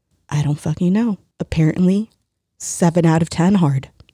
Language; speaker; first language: English; early bilingual, other home language; Spanish